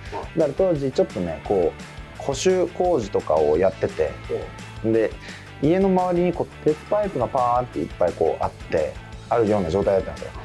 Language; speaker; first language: Japanese; native; Japanese